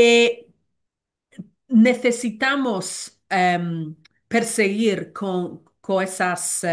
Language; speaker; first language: Portuguese; non-native, learner; Welsh